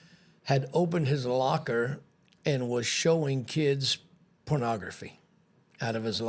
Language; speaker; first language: English; native; English